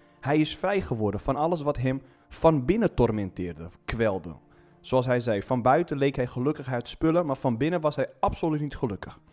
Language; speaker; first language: Dutch; non-native, fluent; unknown